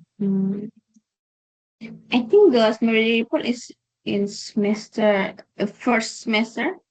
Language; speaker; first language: English; non-native, learner; Indonesian